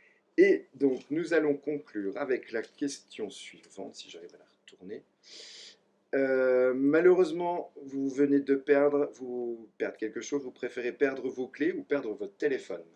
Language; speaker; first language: French; native; French